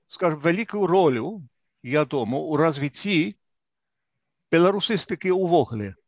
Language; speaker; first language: Belarusian; non-native, fluent; English